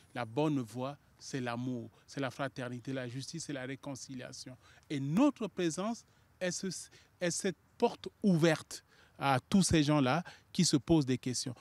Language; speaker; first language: French; non-native, local second language; Sango